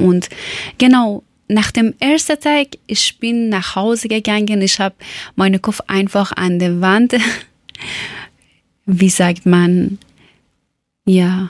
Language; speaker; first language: German; non-native, learner; Persian